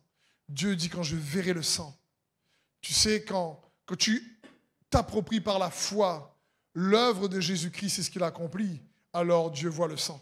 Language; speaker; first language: French; native; French